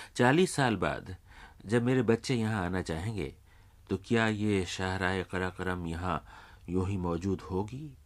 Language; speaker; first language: Urdu; native; Urdu